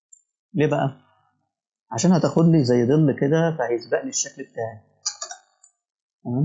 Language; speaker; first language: Arabic; native; Arabic